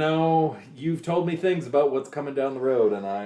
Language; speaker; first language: English; native; English